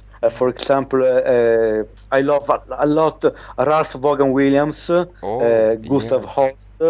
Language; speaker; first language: English; non-native, learner; Italian